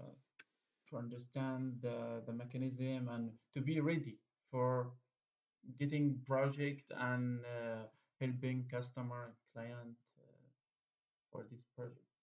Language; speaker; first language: English; non-native, fluent; Arabic